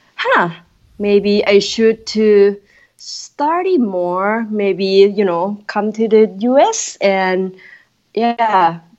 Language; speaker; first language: English; non-native, fluent; Thai